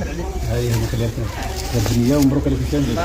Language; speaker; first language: Arabic; native; Arabic